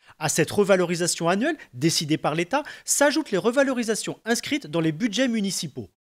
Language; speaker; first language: French; native; French